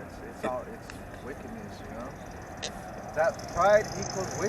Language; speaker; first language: English; native; English